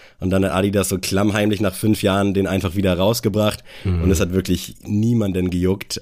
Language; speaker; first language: German; native; German